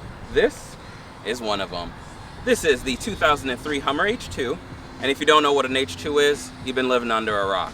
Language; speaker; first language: English; native; English